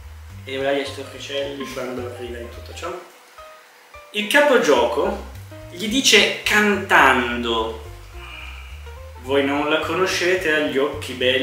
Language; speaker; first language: Italian; native; Italian